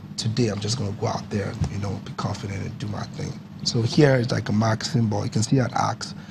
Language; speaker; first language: English; non-native, local second language; Yoruba